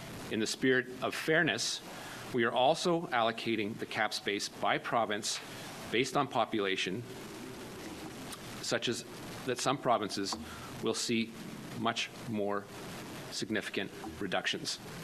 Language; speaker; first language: English; native; English